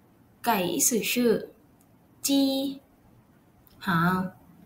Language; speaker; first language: Chinese; non-native, learner; Thai